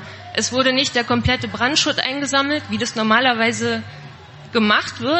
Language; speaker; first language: German; native; German